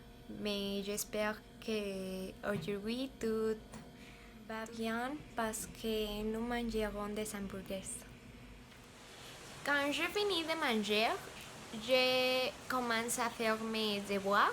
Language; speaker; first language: French; non-native, learner; Spanish